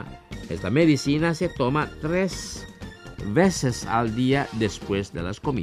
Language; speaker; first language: Spanish; non-native, fluent; Indonesian